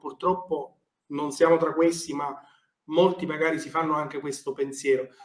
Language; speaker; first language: Italian; native; Italian